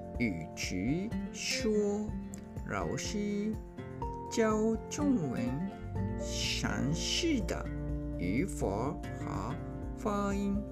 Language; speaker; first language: Chinese; non-native, learner; Japanese